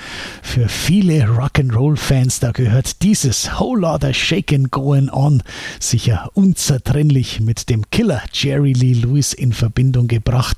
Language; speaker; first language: German; native; German